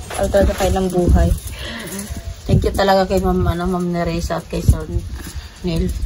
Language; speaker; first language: Filipino; non-native, local second language; Waray